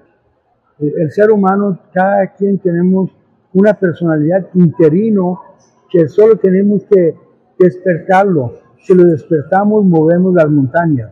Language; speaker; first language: Spanish; non-native, fluent; Persian